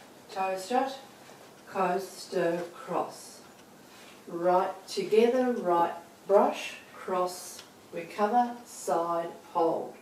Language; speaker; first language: English; native; English